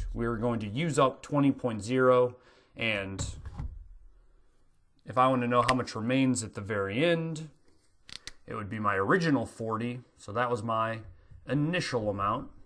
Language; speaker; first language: English; native; English